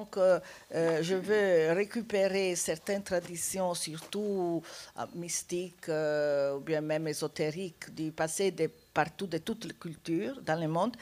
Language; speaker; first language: French; non-native, fluent; Italian